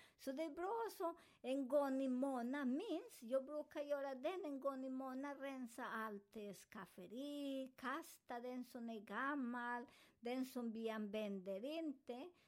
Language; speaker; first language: Swedish; non-native, fluent; Spanish